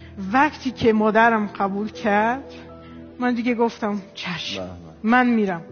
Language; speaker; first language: Persian; non-native, fluent; Portuguese